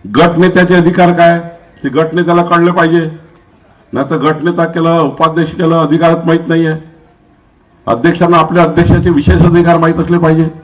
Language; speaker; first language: Marathi; native; Marathi